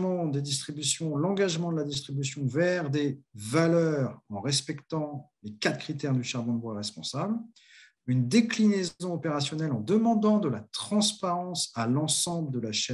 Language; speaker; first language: French; native; French